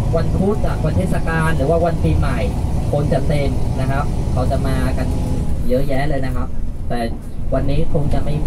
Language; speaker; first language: Thai; non-native, fluent; Vietnamese